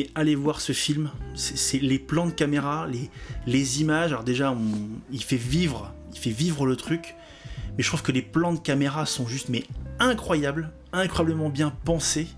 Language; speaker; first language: French; native; French